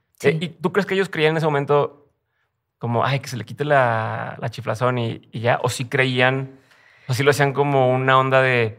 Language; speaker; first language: Spanish; native; Spanish